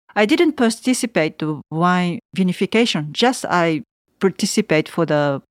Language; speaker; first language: English; non-native, learner; Japanese